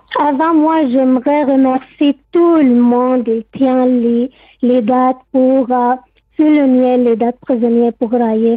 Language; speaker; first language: French; non-native, learner; Arabic